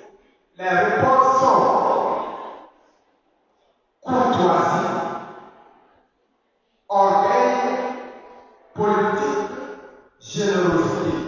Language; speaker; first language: French; non-native, fluent; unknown